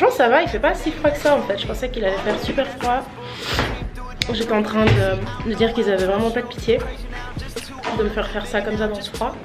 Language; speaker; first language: French; native; French